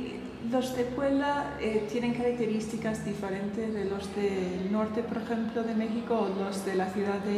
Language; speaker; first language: Spanish; non-native, fluent; English